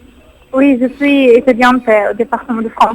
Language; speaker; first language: French; non-native, learner; Arabic